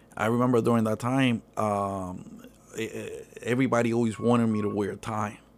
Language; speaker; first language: English; early bilingual, other home language; Spanish